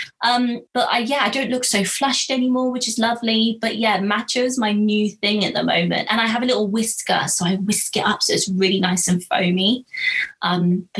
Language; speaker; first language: English; native; English